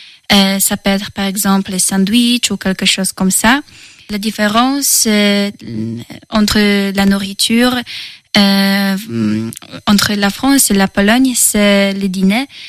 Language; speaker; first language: French; non-native, fluent; Polish